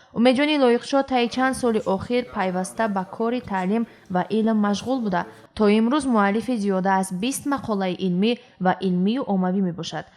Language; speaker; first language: Tajik; native; Tajik